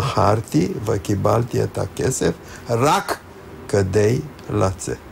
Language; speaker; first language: Hebrew; non-native, fluent; Romanian